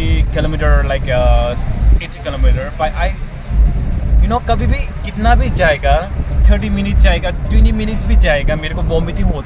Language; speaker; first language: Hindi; non-native, local second language; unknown